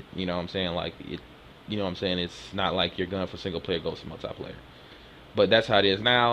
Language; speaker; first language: English; native; English